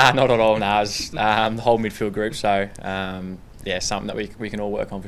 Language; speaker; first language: English; native; English